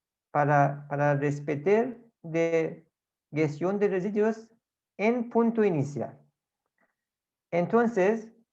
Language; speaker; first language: Spanish; non-native, fluent; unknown